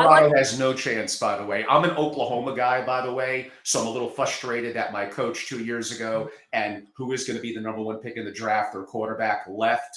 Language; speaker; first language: English; native; English